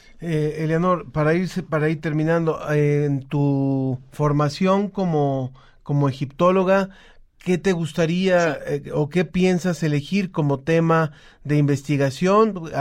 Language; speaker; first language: Spanish; native; Spanish